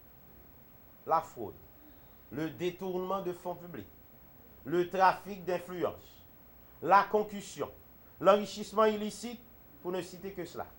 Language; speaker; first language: French; non-native, local second language; Haitian Creole